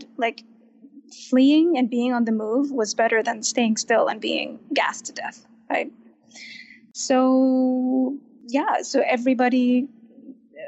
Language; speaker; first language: English; non-native, fluent; Arabic